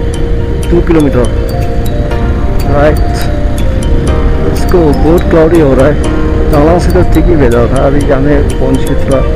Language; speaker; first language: Hindi; non-native, local second language; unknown